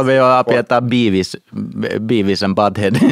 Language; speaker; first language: Lithuanian; non-native, fluent; Finnish